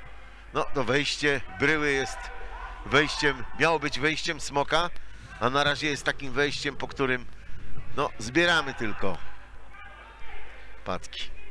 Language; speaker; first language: Polish; native; Polish